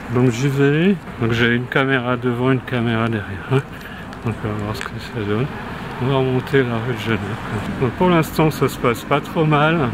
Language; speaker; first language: French; native; French